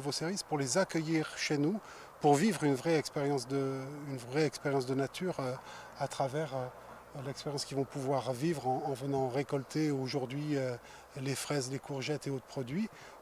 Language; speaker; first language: French; native; French